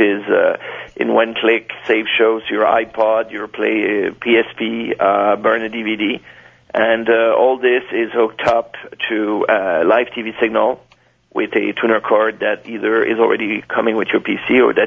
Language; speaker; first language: English; non-native, fluent; French